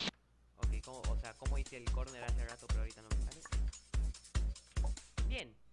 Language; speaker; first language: Spanish; native; Spanish